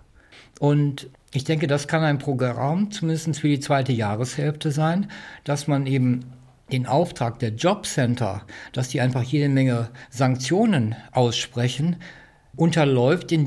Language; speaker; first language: German; native; German